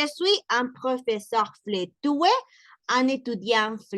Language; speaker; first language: French; non-native, learner; Spanish